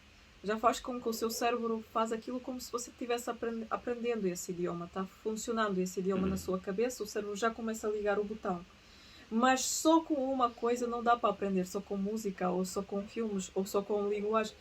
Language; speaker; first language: Portuguese; early bilingual, other home language; Russian